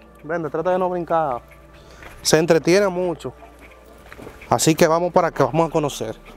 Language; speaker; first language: Spanish; native; Spanish